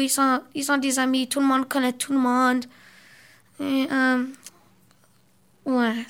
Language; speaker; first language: French; early bilingual, other home language; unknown